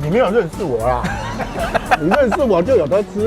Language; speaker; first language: Chinese; native; Chinese